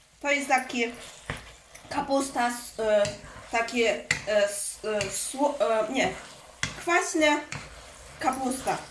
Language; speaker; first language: Polish; non-native, learner; Chinese